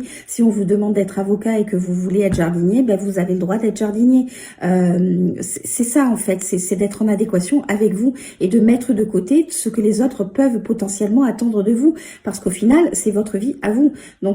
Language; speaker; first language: French; native; French